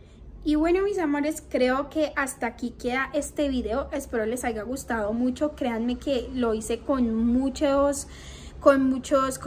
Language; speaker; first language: Spanish; native; Spanish